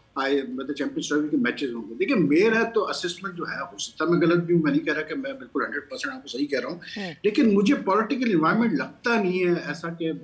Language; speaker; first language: Urdu; non-native, local second language; Punjabi